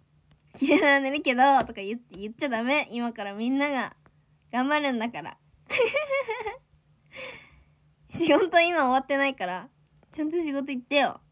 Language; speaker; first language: Japanese; native; Japanese